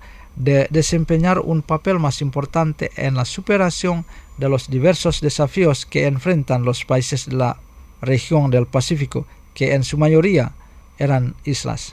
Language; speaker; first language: Spanish; non-native, fluent; Indonesian